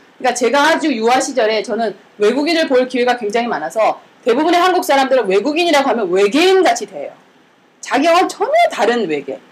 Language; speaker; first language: Korean; native; Korean